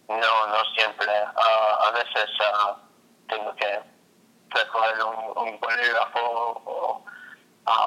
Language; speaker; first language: Spanish; non-native, fluent; English